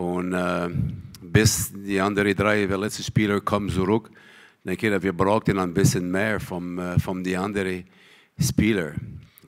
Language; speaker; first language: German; non-native, learner; French